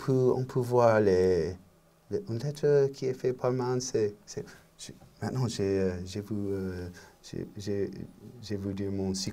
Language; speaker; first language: French; non-native, learner; English